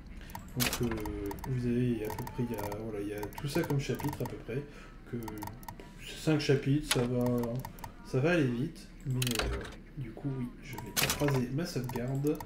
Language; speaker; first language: French; native; French